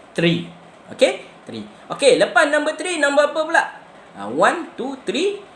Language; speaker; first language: Malay; native; Malay